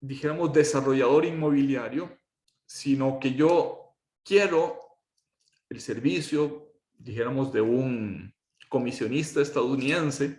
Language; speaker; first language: Spanish; native; Spanish